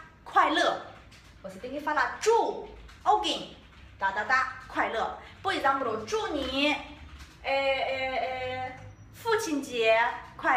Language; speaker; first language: Portuguese; non-native, learner; Chinese